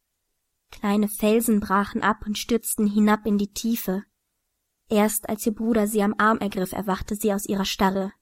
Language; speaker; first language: German; native; German